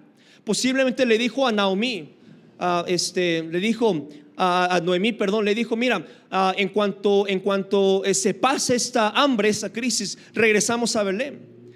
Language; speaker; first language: Spanish; native; Spanish